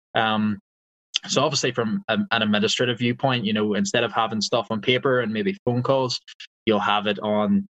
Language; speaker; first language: English; native; English